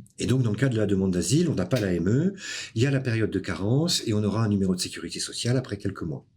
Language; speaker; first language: French; native; French